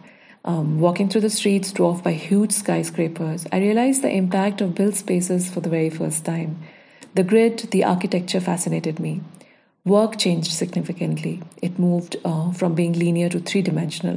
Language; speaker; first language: English; non-native, local second language; Hindi